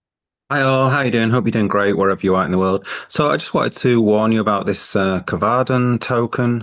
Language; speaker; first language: English; native; English